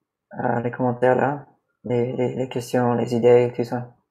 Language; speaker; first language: French; non-native, learner; English